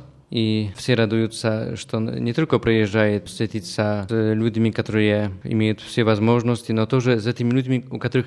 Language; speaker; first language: Russian; non-native, fluent; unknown